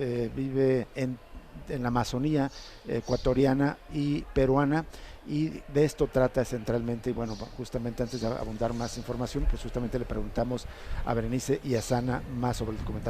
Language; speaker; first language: Spanish; native; Spanish